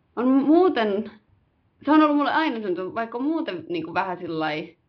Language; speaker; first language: Finnish; early bilingual, other home language; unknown